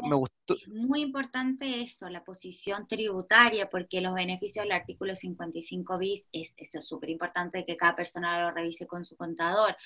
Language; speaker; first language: Spanish; native; Spanish